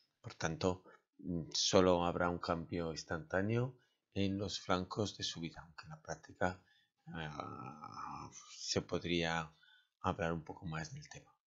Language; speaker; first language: Spanish; native; Spanish